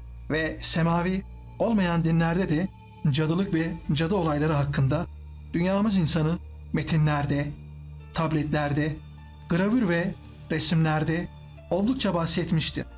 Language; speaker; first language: Turkish; native; Turkish